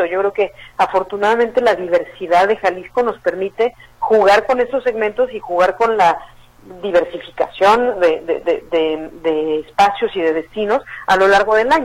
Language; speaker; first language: Spanish; native; Spanish